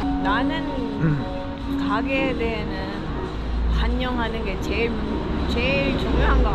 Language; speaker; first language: Korean; non-native, fluent; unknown